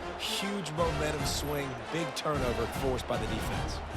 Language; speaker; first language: English; native; English